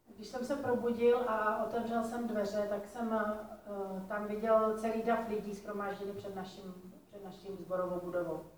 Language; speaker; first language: Czech; native; Czech